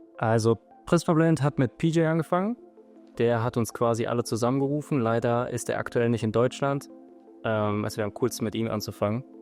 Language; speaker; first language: German; native; German